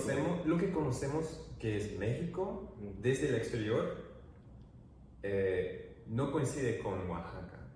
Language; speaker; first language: Spanish; non-native, fluent; English